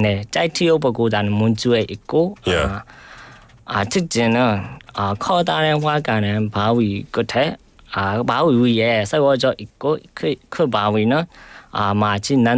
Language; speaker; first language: Korean; non-native, learner; Burmese